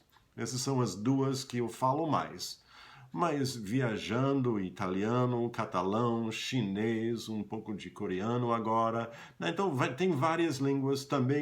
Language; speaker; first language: Portuguese; non-native, fluent; English